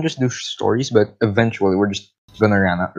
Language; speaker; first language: English; non-native, local second language; Filipino